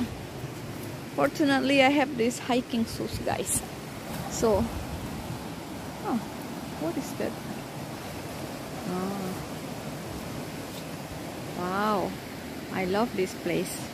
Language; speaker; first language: English; non-native, learner; Indonesian